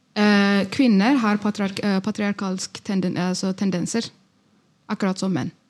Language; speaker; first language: Norwegian; non-native, fluent; Amharic